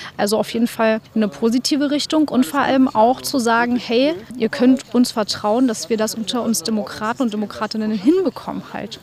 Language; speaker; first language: German; native; German